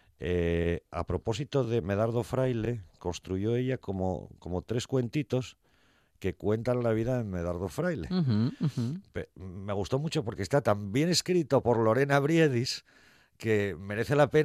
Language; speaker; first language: Spanish; native; Spanish